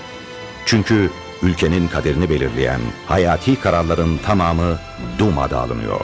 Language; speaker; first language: Turkish; native; Turkish